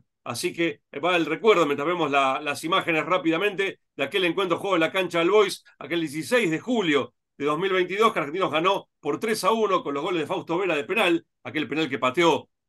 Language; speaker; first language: Spanish; native; Spanish